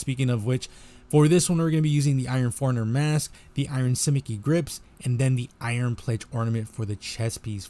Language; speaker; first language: English; native; English